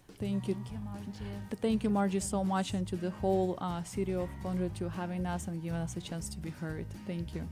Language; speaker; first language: English; non-native, fluent; Ukrainian